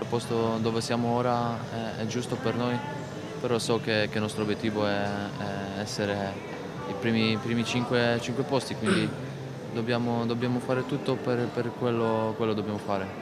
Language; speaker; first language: Italian; non-native, learner; Polish